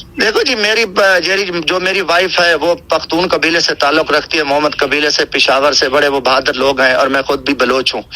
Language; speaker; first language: Urdu; non-native, local second language; Saraiki